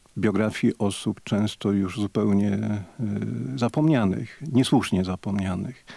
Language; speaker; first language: Polish; native; Polish